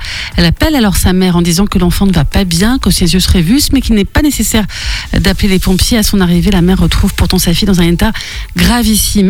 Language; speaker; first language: French; native; French